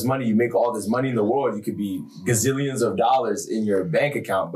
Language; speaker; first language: English; non-native, local second language; Akan